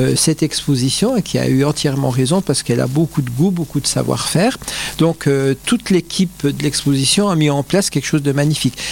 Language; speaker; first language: French; native; French